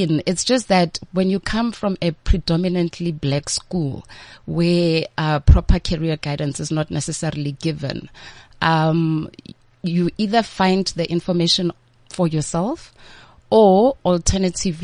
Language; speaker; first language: English; non-native, local second language; Northern Sotho